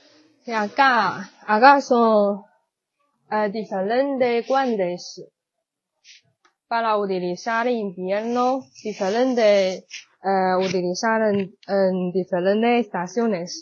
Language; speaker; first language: Spanish; non-native, learner; Chinese